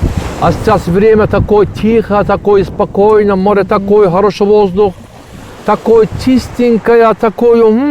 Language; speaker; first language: Russian; non-native, learner; Turkish